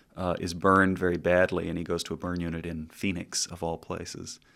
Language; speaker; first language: English; native; English